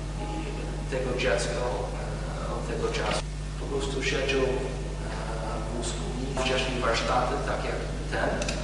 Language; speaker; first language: Polish; non-native, learner; English